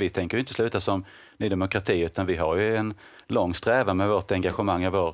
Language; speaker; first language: Swedish; native; Swedish